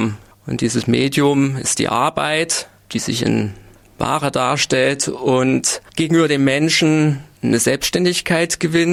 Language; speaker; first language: German; native; German